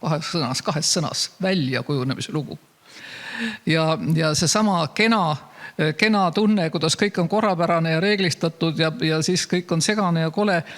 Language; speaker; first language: Estonian; native; Estonian